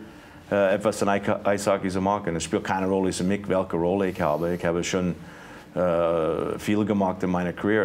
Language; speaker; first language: German; non-native, fluent; English